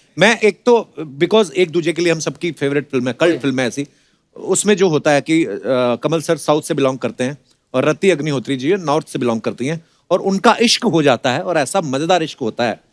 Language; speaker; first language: Hindi; non-native, local second language; Punjabi